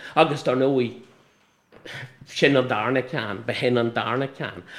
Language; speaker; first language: Irish; non-native, local second language; English